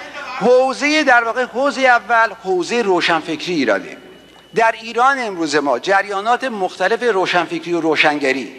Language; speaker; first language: Persian; native; Persian